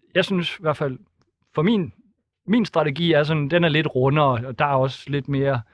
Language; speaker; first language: Danish; native; Danish